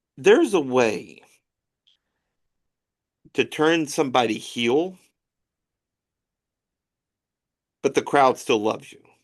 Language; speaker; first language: English; native; English